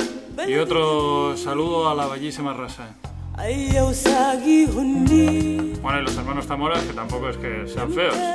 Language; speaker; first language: Spanish; native; Spanish